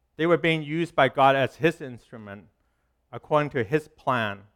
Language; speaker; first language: English; non-native, local second language; Cantonese